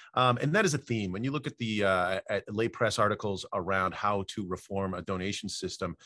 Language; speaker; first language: English; native; English